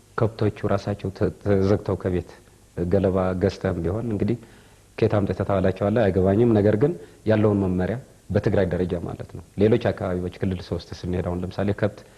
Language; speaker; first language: Amharic; non-native, local second language; Tigrinya